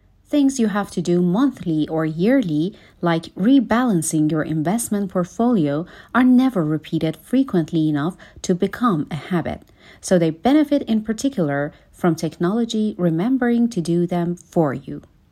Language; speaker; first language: English; non-native, fluent; Persian